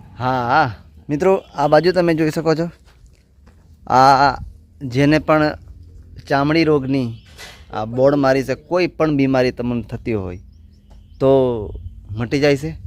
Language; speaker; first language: Gujarati; native; Gujarati